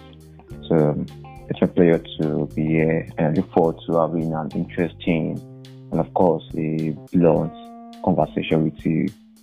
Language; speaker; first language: English; non-native, local second language; Yoruba